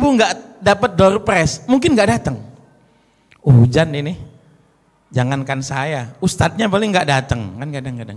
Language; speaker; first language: Indonesian; native; Indonesian